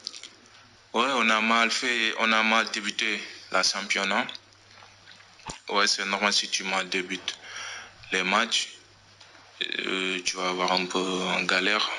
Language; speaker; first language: French; non-native, local second language; Wolof